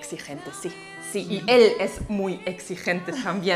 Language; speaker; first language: Spanish; non-native, fluent; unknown